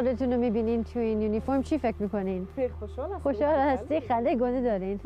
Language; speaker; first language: Persian; early bilingual, heritage; Persian